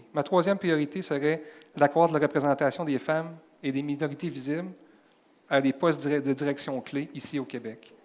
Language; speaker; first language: French; native; French